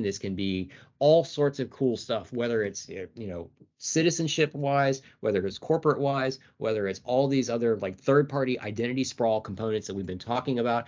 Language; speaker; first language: English; native; English